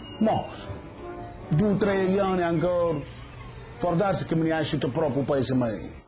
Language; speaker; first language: Italian; non-native, learner; Wolof